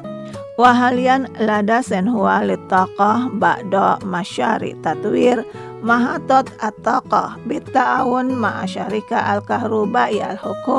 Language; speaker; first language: Arabic; non-native, learner; Indonesian